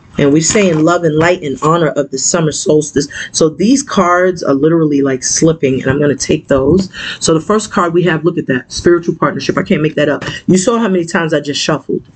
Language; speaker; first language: English; native; English